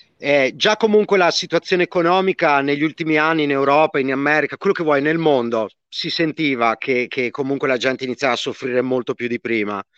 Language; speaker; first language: Italian; native; Italian